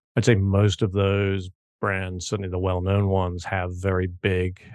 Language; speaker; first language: English; native; English